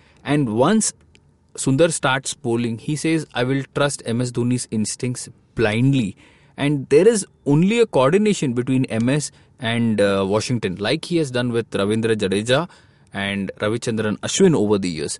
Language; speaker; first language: English; non-native, local second language; Hindi